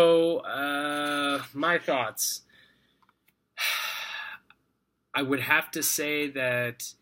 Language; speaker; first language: English; native; English